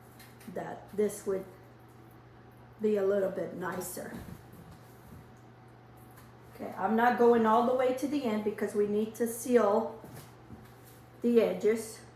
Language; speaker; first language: English; non-native, fluent; Portuguese